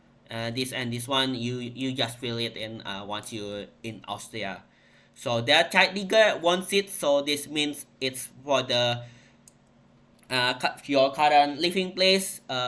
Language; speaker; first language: English; non-native, fluent; Indonesian